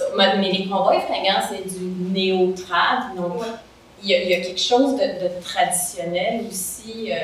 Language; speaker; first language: French; native; French